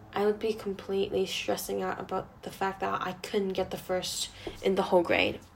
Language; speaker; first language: English; non-native, local second language; Cantonese